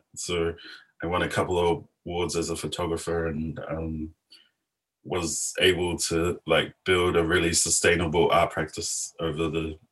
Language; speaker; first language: English; native; English